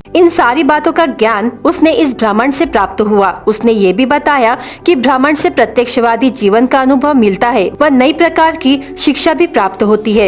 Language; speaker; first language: Hindi; native; Hindi